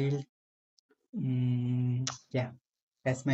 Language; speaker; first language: English; non-native, learner; Nepali